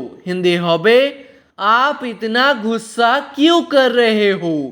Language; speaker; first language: Hindi; non-native, local second language; Bangla